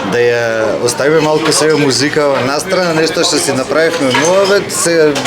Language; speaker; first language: Macedonian; native; Macedonian